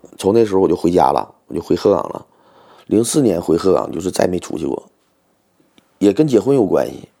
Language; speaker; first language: Chinese; native; Chinese